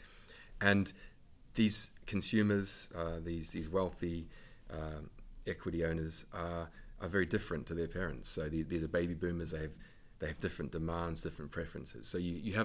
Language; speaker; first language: English; native; English